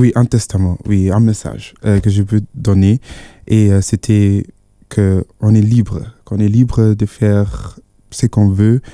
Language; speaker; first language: French; non-native, fluent; Yoruba